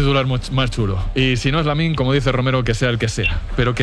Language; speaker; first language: Spanish; native; Spanish